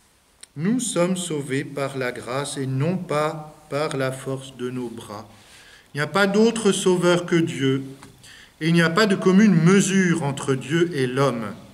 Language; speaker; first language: French; native; French